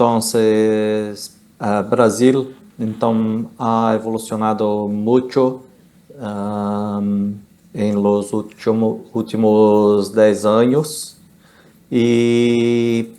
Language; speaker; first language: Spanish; non-native, learner; Portuguese